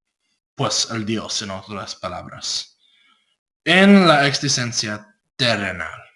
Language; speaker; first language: Spanish; non-native, learner; English